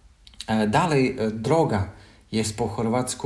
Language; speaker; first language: Polish; non-native, learner; Croatian